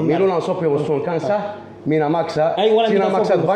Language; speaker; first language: Finnish; non-native, learner; Turkish